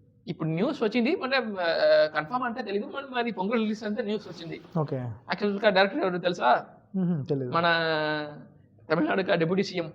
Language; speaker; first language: Telugu; non-native, learner; Tamil